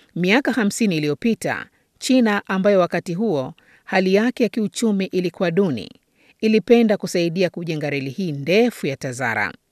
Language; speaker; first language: Swahili; native; Swahili